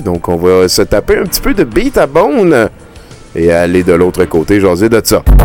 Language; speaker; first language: French; native; French